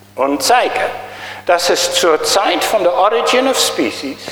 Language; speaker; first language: German; native; German